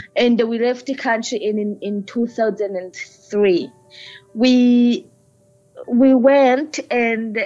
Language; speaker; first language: English; early bilingual, other home language; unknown